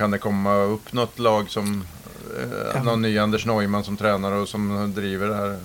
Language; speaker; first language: Swedish; native; Swedish